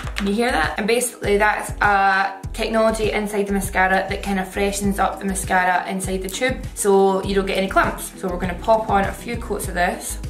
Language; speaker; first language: English; native; English